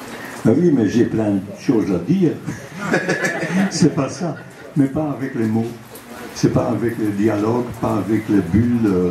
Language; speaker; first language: French; non-native, local second language; Dutch